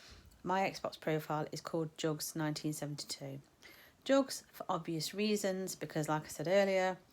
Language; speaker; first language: English; native; English